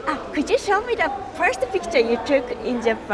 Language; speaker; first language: English; non-native, learner; Japanese